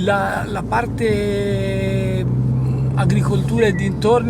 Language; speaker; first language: Italian; native; Italian